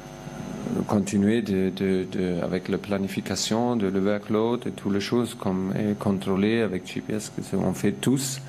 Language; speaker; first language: French; non-native, fluent; German